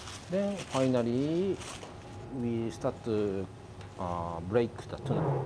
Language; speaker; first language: English; non-native, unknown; Japanese